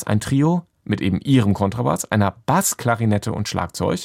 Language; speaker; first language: German; native; German